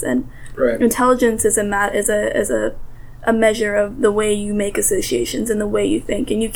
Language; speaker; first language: English; early bilingual, other home language; Russian